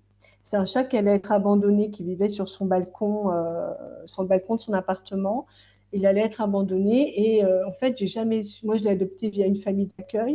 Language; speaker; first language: French; native; French